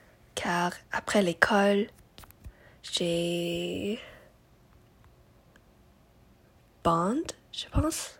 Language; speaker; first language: French; non-native, local second language; English